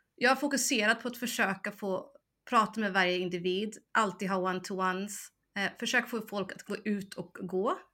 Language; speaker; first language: Swedish; early bilingual, heritage; Swedish